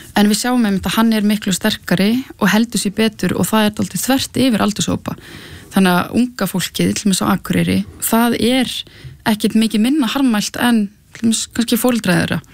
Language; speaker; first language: Icelandic; native; Icelandic